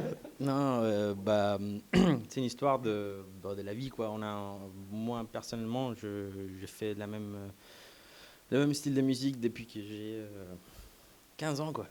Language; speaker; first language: French; non-native, fluent; Spanish